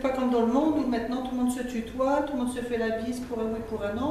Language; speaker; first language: French; native; French